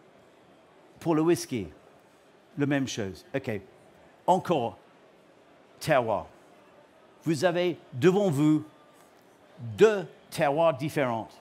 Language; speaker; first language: French; non-native, learner; English